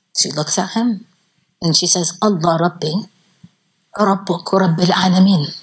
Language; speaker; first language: English; native; English